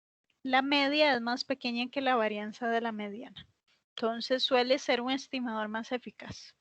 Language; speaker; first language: Spanish; native; Spanish